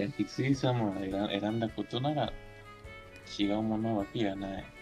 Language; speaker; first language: Japanese; non-native, fluent; Spanish